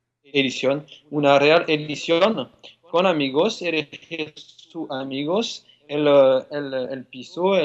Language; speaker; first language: Spanish; non-native, fluent; French